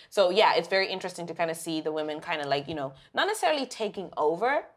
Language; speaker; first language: English; non-native, local second language; Shona